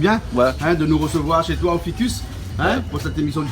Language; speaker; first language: French; native; French